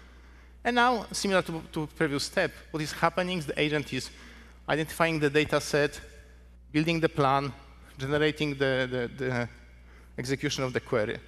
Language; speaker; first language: English; non-native, fluent; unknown